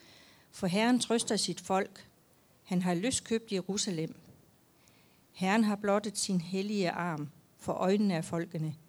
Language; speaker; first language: Danish; native; Danish